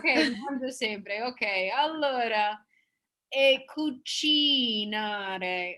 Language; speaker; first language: Italian; non-native, fluent; English